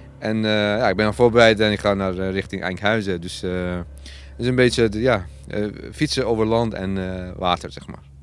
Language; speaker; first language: Dutch; non-native, fluent; Persian